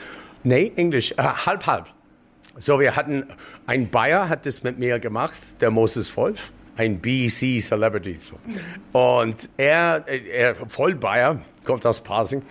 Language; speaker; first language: German; non-native, fluent; English